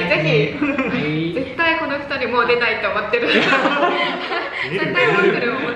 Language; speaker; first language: Japanese; non-native, fluent; Mongolian